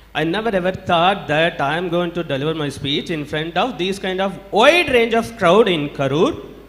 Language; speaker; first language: English; non-native, local second language; Tamil